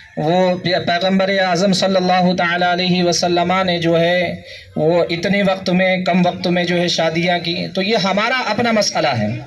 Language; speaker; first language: Urdu; native; Urdu